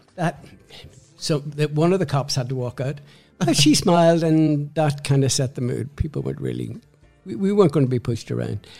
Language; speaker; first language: English; native; English